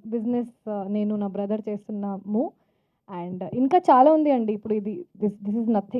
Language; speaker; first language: Telugu; non-native, fluent; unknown